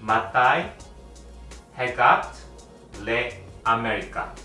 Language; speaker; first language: Hebrew; non-native, learner; Korean